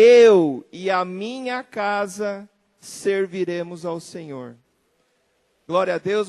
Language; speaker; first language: Portuguese; native; Portuguese